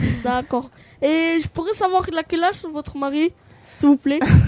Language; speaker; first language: French; early bilingual, other home language; Albanian